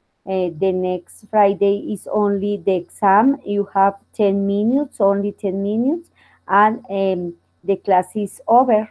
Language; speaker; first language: English; non-native, learner; Spanish